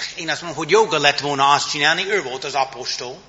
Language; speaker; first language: Hungarian; non-native, fluent; English